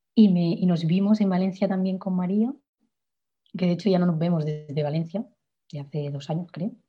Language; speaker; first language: Spanish; native; Spanish